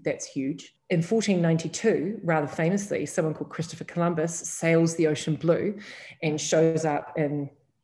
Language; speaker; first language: English; native; English